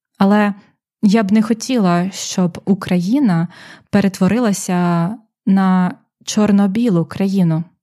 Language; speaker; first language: Ukrainian; native; Ukrainian